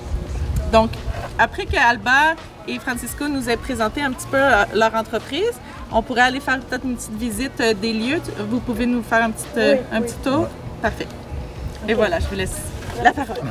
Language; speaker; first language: French; native; French